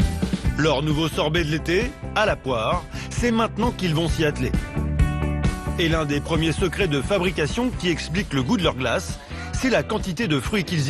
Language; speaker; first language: French; native; French